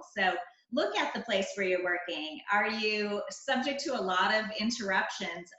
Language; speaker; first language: English; native; English